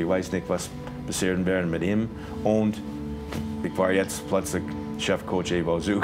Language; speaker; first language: German; non-native, fluent; English